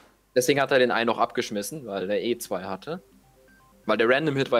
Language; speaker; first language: German; native; German